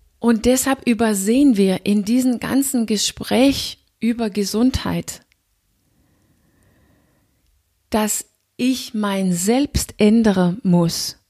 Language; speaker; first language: German; non-native, fluent; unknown